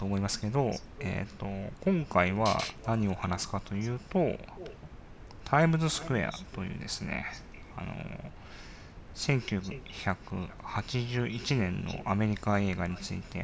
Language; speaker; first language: Japanese; native; Japanese